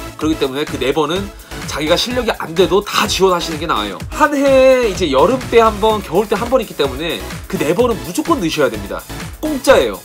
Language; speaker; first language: Korean; native; Korean